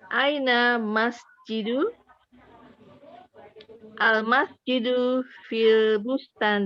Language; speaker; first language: Arabic; non-native, learner; Indonesian